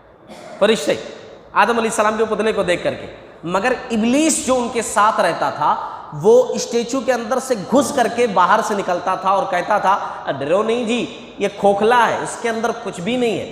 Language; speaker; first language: Urdu; native; Urdu